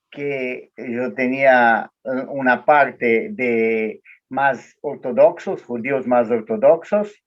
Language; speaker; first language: Spanish; non-native, learner; Portuguese